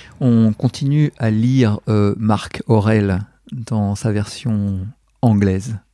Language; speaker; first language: French; non-native, learner; English